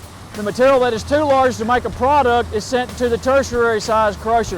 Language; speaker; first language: English; native; English